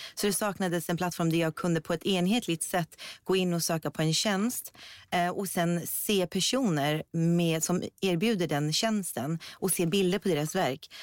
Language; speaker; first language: Swedish; early bilingual, other home language; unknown